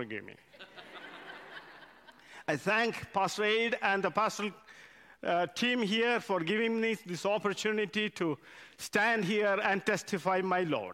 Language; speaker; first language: English; non-native, local second language; Malayalam